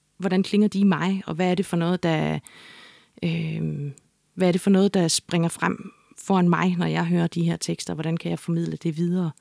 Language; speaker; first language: Danish; native; Danish